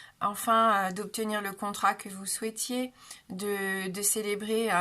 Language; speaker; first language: French; native; French